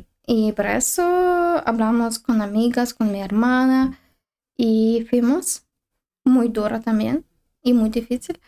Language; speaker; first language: Spanish; non-native, learner; Ukrainian